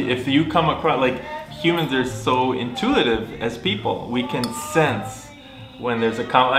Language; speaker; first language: English; native; English